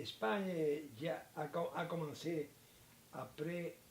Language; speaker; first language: French; non-native, learner; Spanish